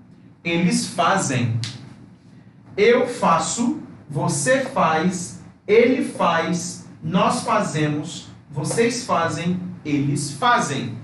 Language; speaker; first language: Portuguese; non-native, fluent; Spanish